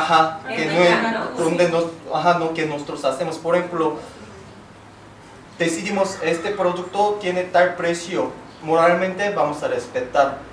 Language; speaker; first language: Spanish; non-native, fluent; Korean